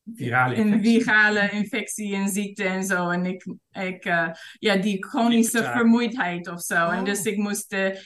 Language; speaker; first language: Dutch; non-native, fluent; English